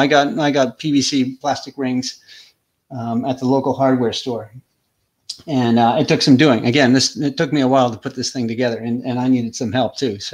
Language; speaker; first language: English; native; English